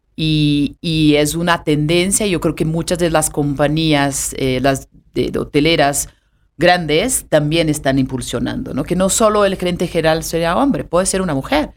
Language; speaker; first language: Spanish; non-native, fluent; Portuguese